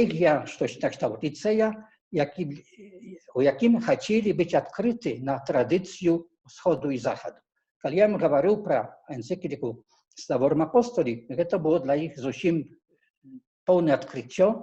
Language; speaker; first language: Polish; non-native, learner; Belarusian